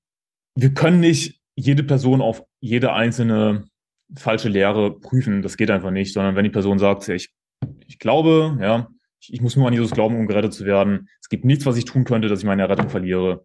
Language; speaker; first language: German; native; German